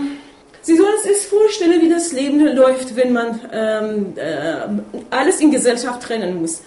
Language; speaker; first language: German; non-native, fluent; Persian